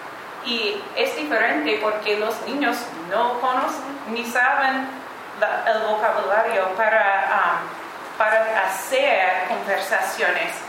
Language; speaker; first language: Spanish; non-native, learner; English